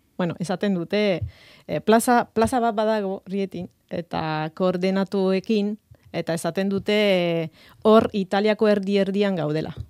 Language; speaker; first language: Basque; non-native, fluent; Italian